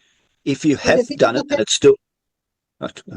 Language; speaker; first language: English; native; English